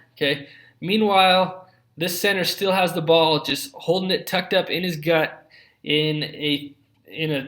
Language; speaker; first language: English; native; English